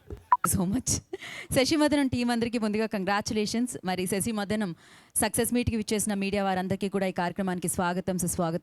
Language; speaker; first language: Telugu; native; Telugu